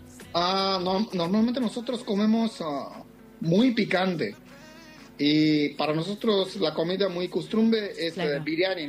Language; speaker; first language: Spanish; non-native, fluent; Bangla